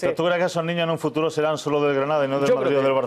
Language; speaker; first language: Spanish; native; Spanish